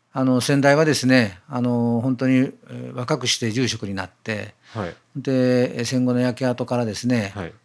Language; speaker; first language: Japanese; native; Japanese